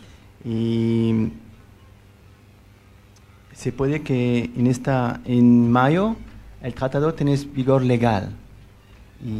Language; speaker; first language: Spanish; non-native, learner; French